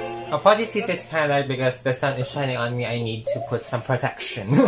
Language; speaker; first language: English; non-native, local second language; Filipino